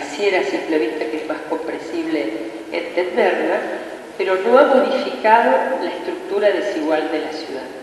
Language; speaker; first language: Spanish; native; Spanish